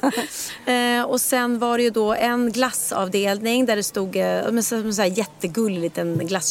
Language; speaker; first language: Swedish; native; Swedish